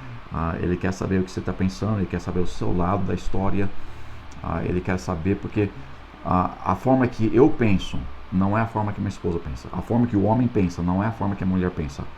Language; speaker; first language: Portuguese; non-native, fluent; English